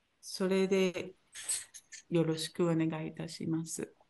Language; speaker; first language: Japanese; non-native, fluent; Hebrew